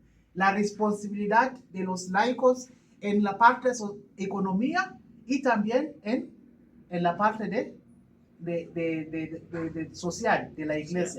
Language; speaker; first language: Spanish; non-native, learner; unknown